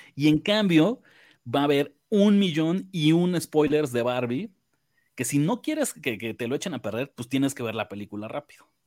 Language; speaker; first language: Spanish; native; Spanish